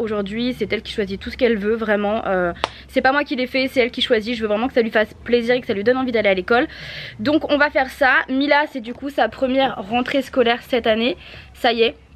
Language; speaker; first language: French; native; French